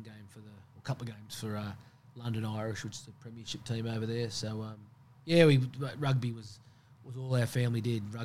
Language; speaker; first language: English; native; English